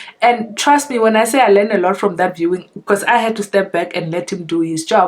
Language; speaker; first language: English; non-native, local second language; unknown